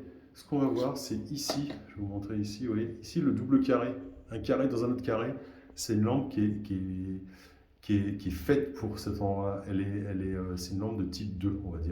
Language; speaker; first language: French; native; French